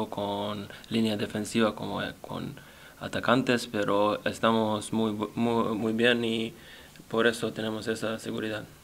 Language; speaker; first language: Spanish; non-native, learner; Serbian